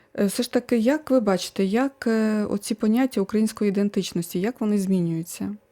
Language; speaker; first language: Ukrainian; native; Ukrainian